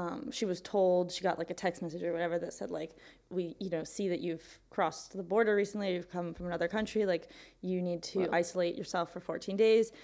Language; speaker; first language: English; native; English